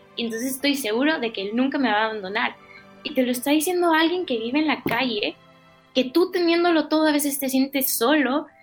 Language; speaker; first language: Spanish; native; Spanish